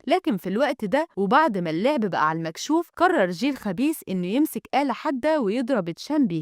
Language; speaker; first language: Arabic; native; Arabic